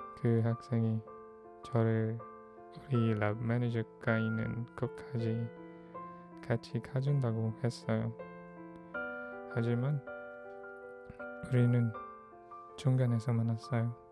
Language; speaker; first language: Korean; non-native, fluent; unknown